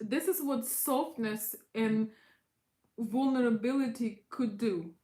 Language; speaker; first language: English; non-native, fluent; Russian